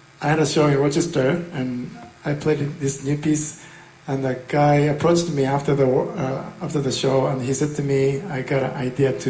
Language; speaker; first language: English; non-native, fluent; Japanese